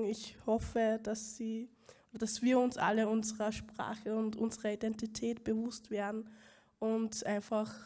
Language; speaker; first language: German; native; German